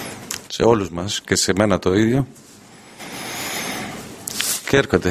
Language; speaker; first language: Greek; non-native, fluent; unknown